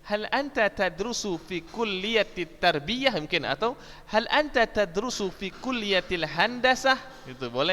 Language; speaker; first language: Arabic; non-native, fluent; Indonesian